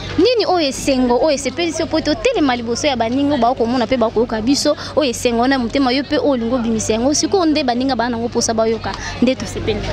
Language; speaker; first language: Lingala; native; Lingala